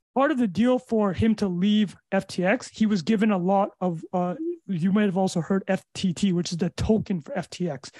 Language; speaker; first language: English; native; English